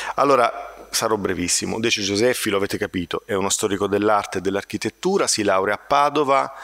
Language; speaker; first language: Italian; native; Italian